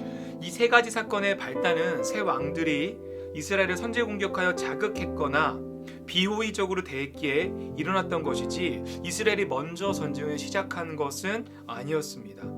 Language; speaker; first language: Korean; native; Korean